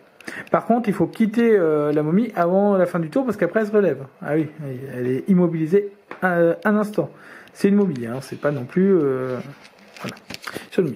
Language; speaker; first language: French; native; French